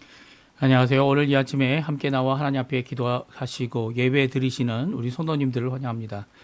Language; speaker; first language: Korean; native; Korean